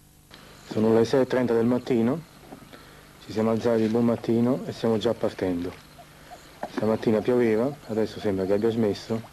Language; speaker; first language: Italian; native; Italian